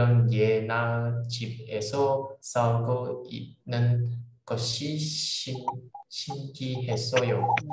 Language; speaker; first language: Korean; non-native, learner; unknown